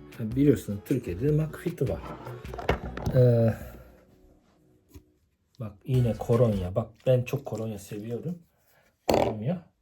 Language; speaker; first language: Turkish; non-native, fluent; Japanese